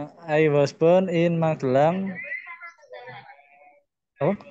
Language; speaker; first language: English; non-native, learner; Indonesian